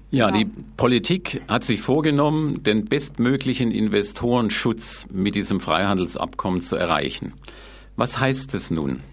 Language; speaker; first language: German; native; German